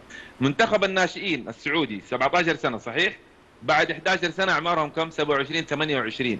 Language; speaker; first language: Arabic; native; Arabic